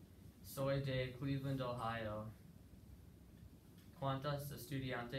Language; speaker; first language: Spanish; non-native, learner; English